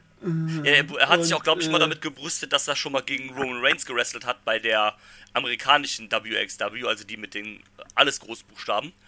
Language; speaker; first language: German; native; German